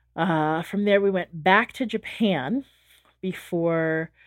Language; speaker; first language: English; native; English